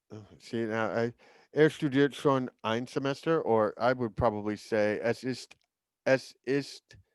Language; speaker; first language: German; non-native, learner; English